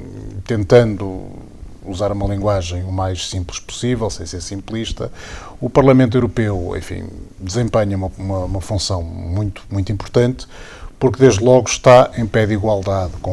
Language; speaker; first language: Portuguese; native; Portuguese